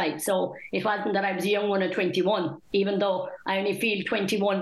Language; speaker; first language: English; native; English